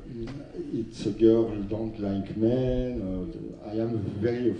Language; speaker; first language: English; non-native, learner; French